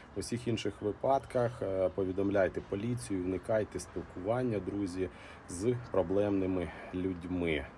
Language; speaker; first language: Ukrainian; native; Ukrainian